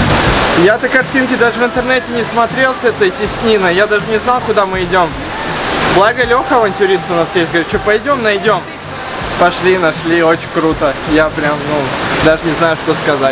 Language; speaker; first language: Russian; native; Russian